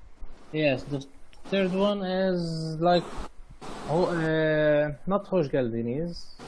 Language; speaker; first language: English; non-native, fluent; Arabic